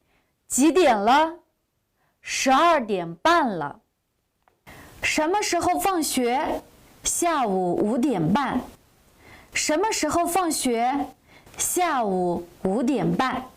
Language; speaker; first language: Chinese; non-native, local second language; Uyghur